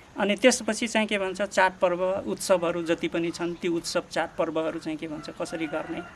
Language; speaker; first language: Nepali; non-native, local second language; Dangaura Tharu